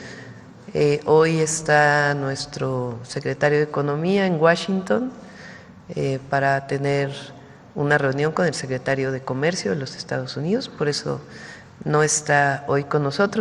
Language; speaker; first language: Spanish; native; Spanish